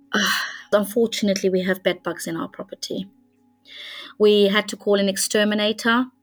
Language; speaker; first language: English; non-native, fluent; Hungarian